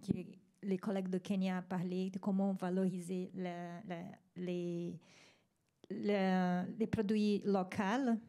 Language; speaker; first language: French; non-native, fluent; Spanish